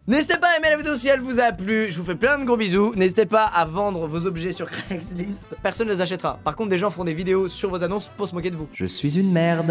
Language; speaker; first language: French; native; French